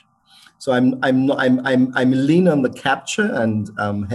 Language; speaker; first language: English; non-native, local second language; Yoruba